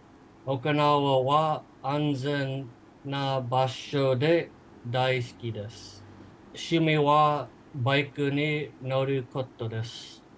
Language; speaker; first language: Japanese; non-native, learner; English